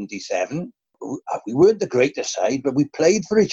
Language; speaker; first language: English; native; English